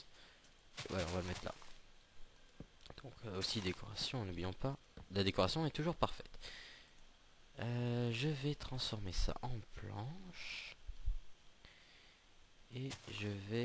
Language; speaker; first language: French; native; French